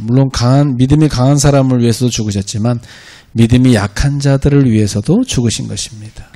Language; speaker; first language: Korean; native; Korean